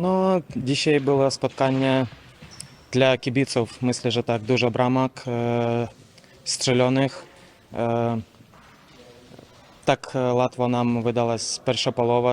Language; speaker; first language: Polish; non-native, learner; Ukrainian